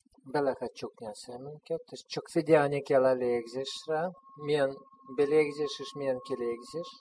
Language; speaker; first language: Hungarian; non-native, fluent; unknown